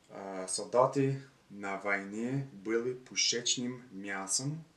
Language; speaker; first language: Russian; non-native, learner; English